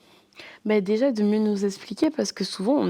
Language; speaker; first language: French; native; French